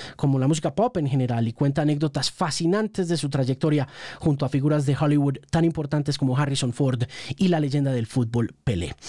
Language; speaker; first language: Spanish; native; Spanish